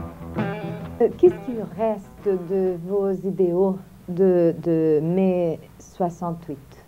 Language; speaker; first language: French; non-native, fluent; Portuguese